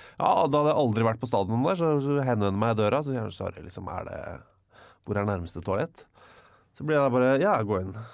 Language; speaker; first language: Norwegian; native; Norwegian